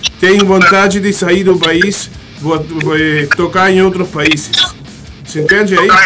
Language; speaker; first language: Portuguese; non-native, learner; Spanish